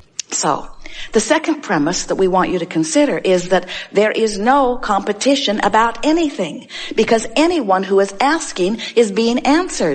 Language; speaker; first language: English; native; English